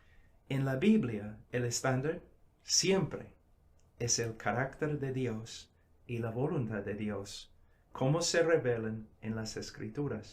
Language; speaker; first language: Spanish; non-native, fluent; English